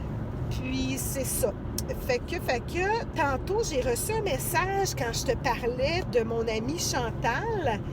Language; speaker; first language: French; native; French